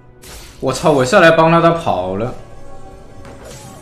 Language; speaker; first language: Chinese; native; Chinese